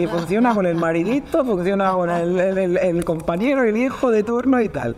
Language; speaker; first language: Spanish; non-native, fluent; Swedish